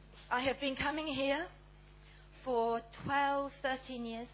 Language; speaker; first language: English; native; English